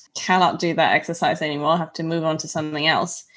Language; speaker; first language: English; non-native, local second language; Cantonese